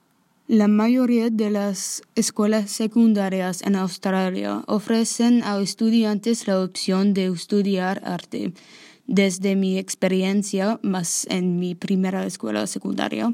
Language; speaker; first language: Spanish; non-native, learner; English